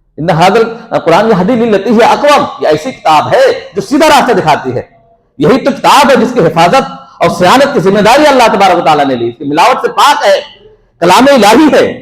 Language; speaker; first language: Urdu; native; Urdu